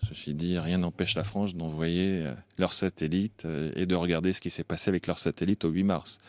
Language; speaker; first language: French; native; French